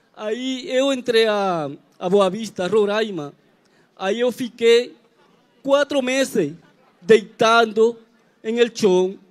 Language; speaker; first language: Portuguese; non-native, learner; Spanish